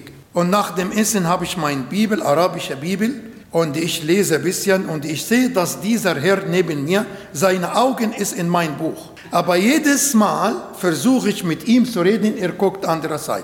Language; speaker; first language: German; non-native, learner; Arabic